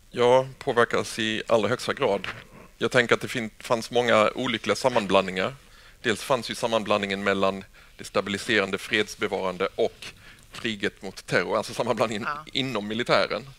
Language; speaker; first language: Swedish; native; Swedish